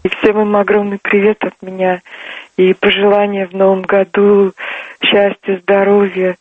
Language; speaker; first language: Russian; non-native, local second language; Turkmen